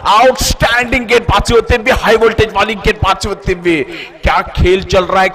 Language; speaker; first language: Hindi; non-native, local second language; Marathi